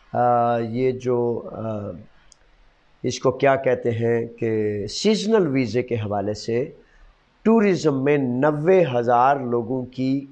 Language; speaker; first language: Urdu; non-native, local second language; Punjabi